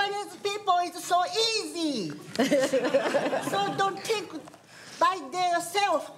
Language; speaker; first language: English; non-native, learner; Japanese